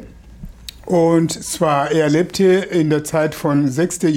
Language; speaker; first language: German; non-native, fluent; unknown